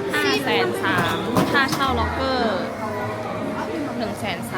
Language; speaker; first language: Thai; native; Thai